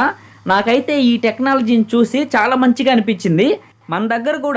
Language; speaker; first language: Telugu; native; Telugu